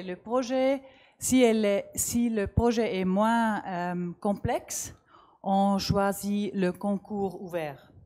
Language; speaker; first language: French; non-native, learner; German